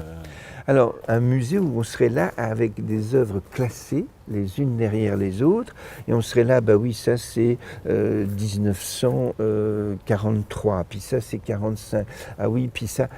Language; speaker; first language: French; native; French